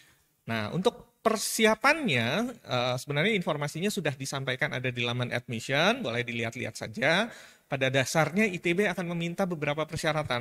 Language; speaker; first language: Indonesian; native; Indonesian